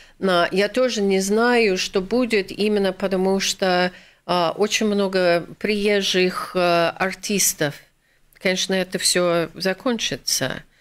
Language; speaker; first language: Russian; non-native, fluent; English